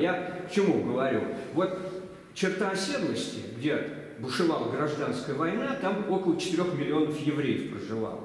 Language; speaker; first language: Russian; native; Russian